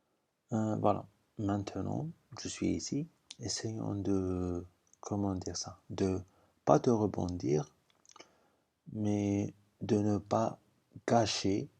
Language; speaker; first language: French; non-native, fluent; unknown